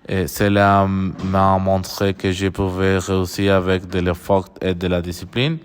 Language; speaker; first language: French; non-native, learner; Spanish